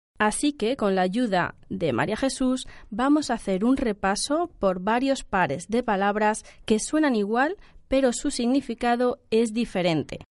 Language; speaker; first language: Spanish; native; Spanish